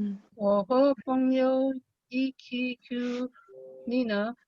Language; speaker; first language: Chinese; non-native, learner; Indonesian